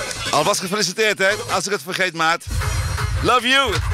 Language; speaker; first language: Dutch; native; Dutch